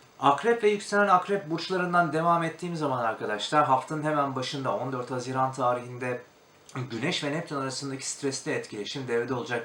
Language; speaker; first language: Turkish; native; Turkish